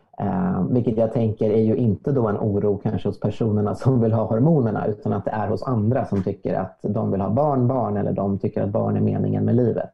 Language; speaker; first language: Swedish; native; Swedish